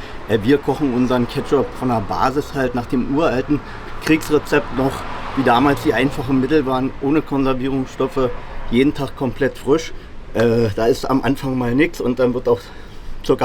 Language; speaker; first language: German; native; German